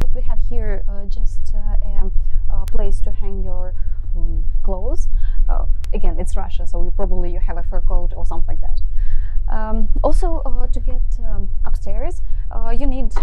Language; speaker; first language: English; non-native, fluent; Russian